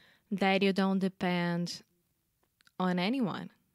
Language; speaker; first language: English; non-native, fluent; Portuguese